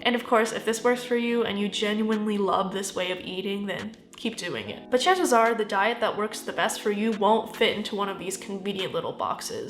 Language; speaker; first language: English; native; English